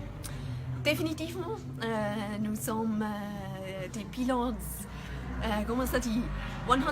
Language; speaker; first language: French; non-native, learner; German